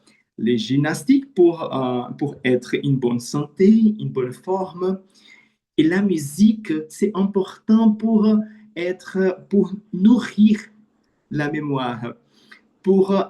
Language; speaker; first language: French; non-native, learner; Portuguese